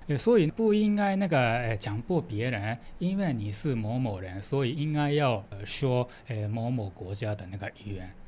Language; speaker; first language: Chinese; non-native, fluent; Japanese